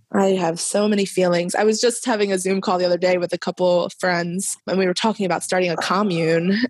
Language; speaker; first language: English; early bilingual, other home language; Spanish